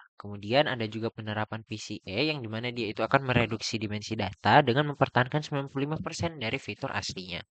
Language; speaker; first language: Indonesian; native; Indonesian